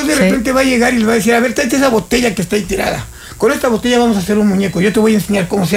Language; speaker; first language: Spanish; native; Spanish